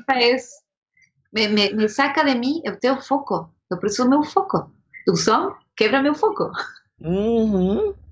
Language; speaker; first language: Portuguese; non-native, fluent; Spanish